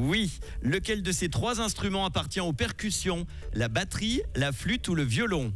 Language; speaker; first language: French; native; French